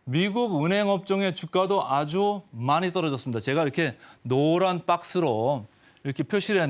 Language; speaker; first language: Korean; native; Korean